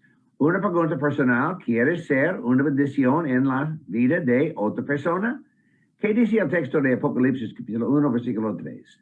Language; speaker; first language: Spanish; non-native, fluent; English